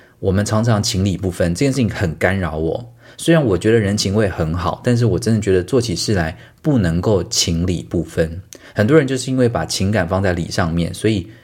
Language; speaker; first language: Chinese; native; Chinese